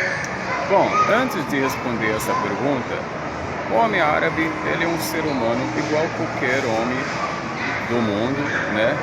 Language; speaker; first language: Portuguese; non-native, fluent; Arabic